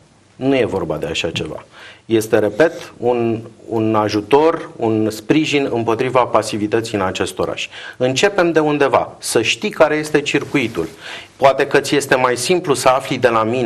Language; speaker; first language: Romanian; native; Romanian